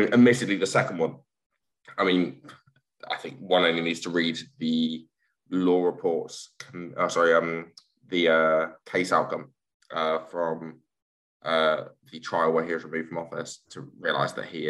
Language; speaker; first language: English; native; English